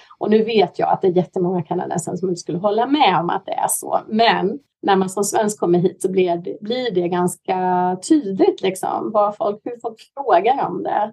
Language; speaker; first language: Swedish; native; Swedish